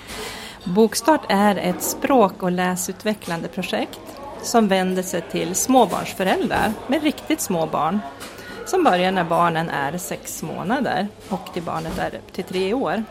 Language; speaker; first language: Swedish; native; Swedish